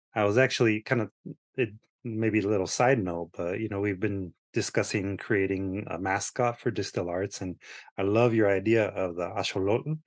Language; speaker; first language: English; early bilingual, other home language; Spanish